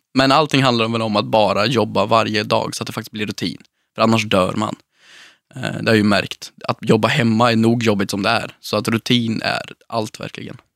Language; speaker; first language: Swedish; native; Swedish